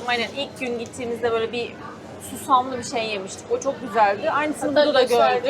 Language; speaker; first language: Turkish; native; Turkish